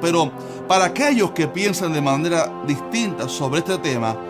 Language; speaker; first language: Spanish; native; Spanish